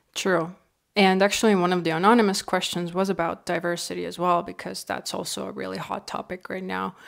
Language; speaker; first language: English; non-native, fluent; Estonian